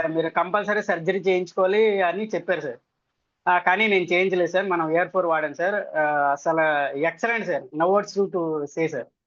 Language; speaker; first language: Telugu; native; Telugu